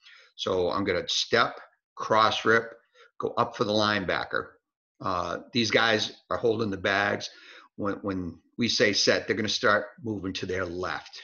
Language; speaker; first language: English; native; English